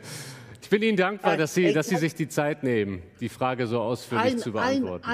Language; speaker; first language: German; native; German